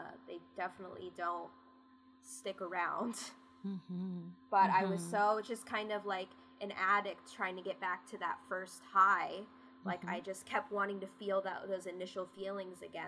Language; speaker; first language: English; native; English